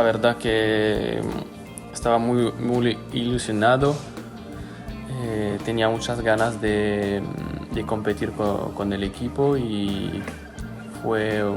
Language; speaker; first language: Spanish; non-native, fluent; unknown